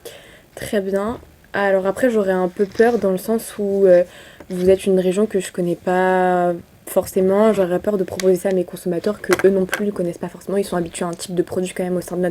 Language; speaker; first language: French; native; French